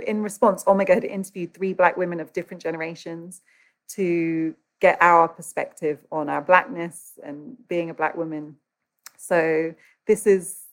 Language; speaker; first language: English; native; English